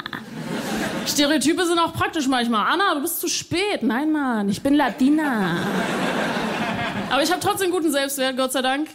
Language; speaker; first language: German; early bilingual, other home language; Spanish